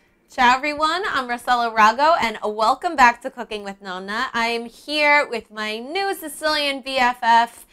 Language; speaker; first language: English; early bilingual, other home language; Italian